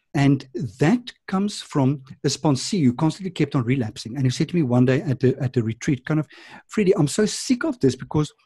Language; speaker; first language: English; non-native, local second language; Afrikaans